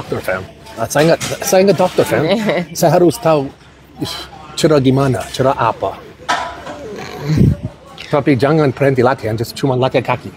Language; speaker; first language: Indonesian; non-native, fluent; English